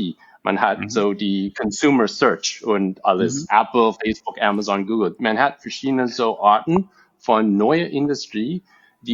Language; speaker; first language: German; non-native, fluent; English